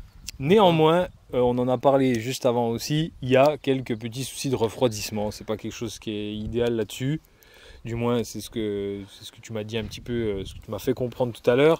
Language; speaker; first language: French; native; French